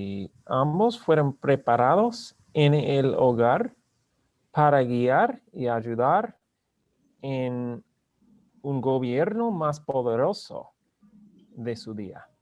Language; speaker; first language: Spanish; non-native, learner; English